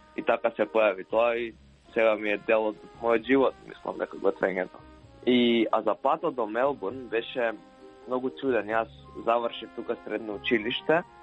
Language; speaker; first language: Macedonian; native; Macedonian